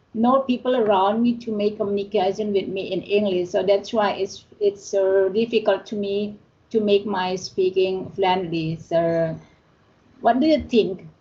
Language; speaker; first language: English; non-native, learner; Indonesian